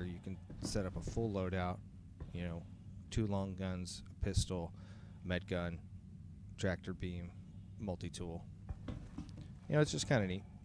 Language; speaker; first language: English; native; English